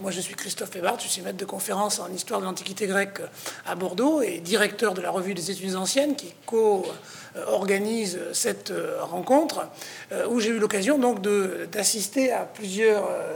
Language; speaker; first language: French; native; French